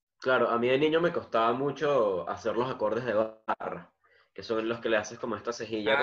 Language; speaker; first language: Spanish; native; Spanish